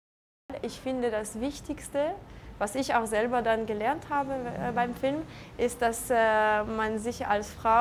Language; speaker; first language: German; non-native, local second language; French